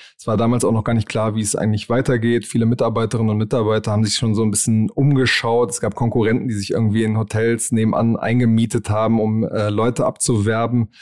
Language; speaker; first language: German; native; German